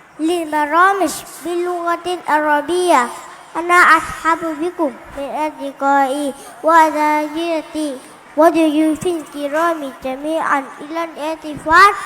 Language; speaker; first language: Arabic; non-native, learner; Thai